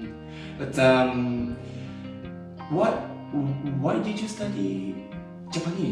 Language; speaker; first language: English; non-native, learner; Japanese